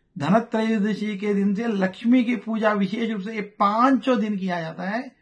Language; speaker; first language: Hindi; non-native, local second language; Telugu